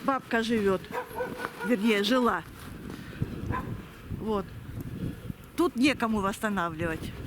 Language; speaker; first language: Russian; native; Russian